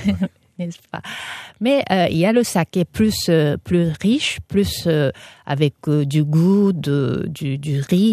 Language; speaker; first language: French; non-native, fluent; Japanese